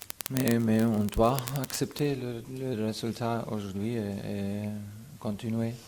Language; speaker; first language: French; non-native, fluent; German